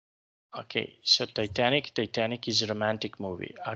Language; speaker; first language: English; non-native, fluent; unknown